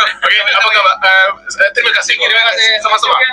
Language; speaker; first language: Indonesian; non-native, learner; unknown